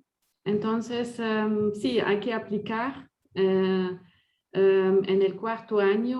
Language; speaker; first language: Spanish; non-native, fluent; French